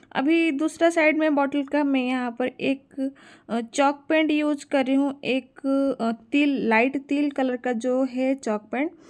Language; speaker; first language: Hindi; non-native, local second language; Odia